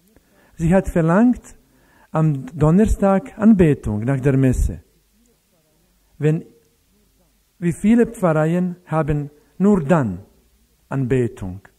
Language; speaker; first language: German; non-native, fluent; Croatian